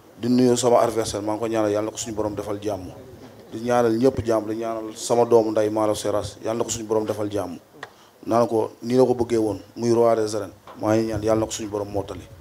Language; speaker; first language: Wolof; non-native, local second language; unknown